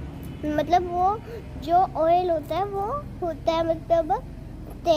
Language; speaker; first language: Hindi; native; Hindi